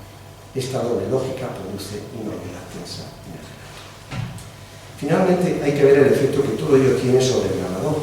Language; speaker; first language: Spanish; native; Spanish